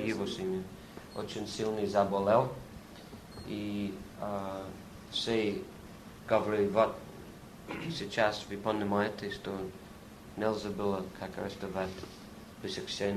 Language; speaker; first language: Russian; non-native, learner; English